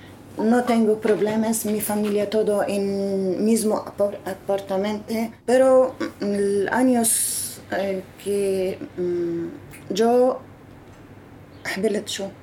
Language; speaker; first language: Spanish; non-native, learner; Arabic